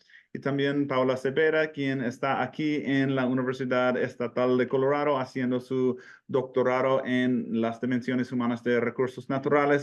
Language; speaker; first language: Spanish; non-native, fluent; English